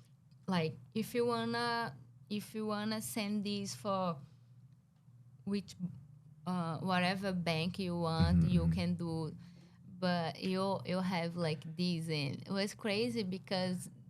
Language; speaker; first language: English; non-native, learner; Portuguese